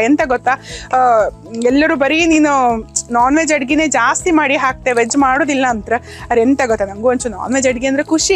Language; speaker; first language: Kannada; native; Kannada